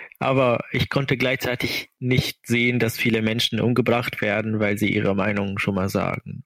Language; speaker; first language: German; non-native, fluent; Arabic